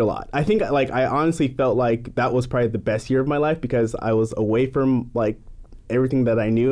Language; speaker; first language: English; non-native, fluent; Japanese